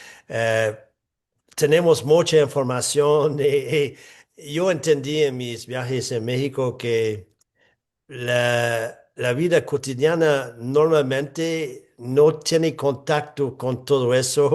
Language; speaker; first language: Spanish; non-native, fluent; English